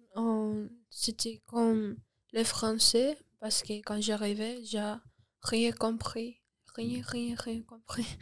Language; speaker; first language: French; non-native, learner; Spanish